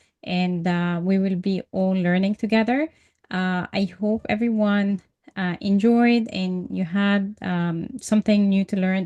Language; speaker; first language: English; non-native, fluent; Arabic